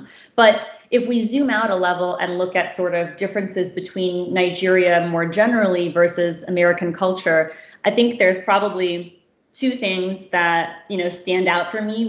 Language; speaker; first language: English; native; English